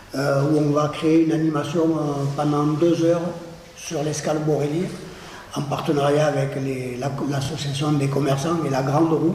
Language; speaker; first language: French; native; French